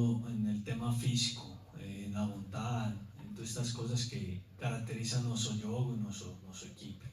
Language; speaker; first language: Portuguese; non-native, learner; Spanish